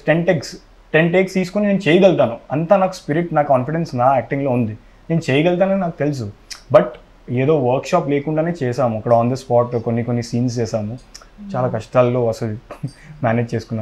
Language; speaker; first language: Telugu; non-native, local second language; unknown